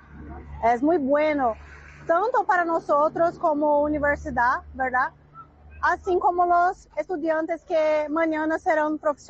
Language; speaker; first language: Spanish; non-native, learner; Portuguese